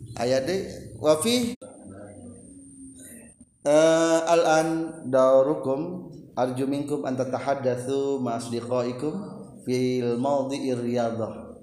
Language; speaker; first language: Arabic; non-native, fluent; Indonesian